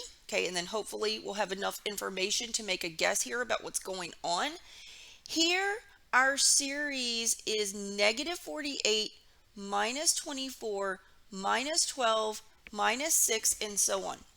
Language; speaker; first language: English; native; English